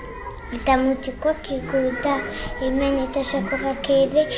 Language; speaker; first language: Basque; non-native, local second language; French